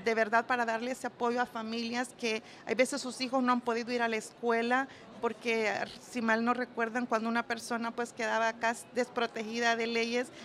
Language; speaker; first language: Spanish; native; Spanish